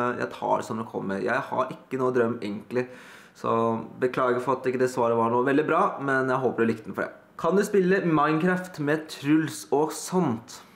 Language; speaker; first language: Norwegian; early bilingual, other home language; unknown